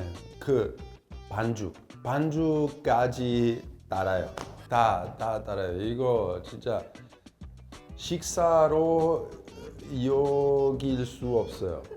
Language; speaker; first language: Korean; non-native, fluent; Italian